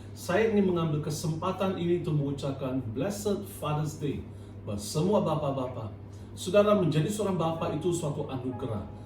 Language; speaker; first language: Indonesian; non-native, fluent; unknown